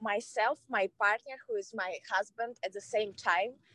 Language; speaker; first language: English; non-native, fluent; Kazakh